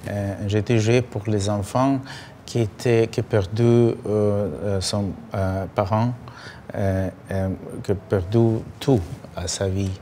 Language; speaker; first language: French; non-native, learner; Russian